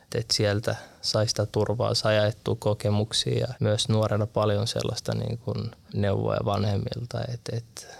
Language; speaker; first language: Finnish; early bilingual, other home language; Arabic